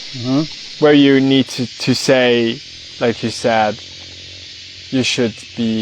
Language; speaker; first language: English; non-native, fluent; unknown